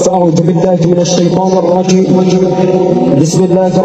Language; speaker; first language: Arabic; non-native, learner; Bangla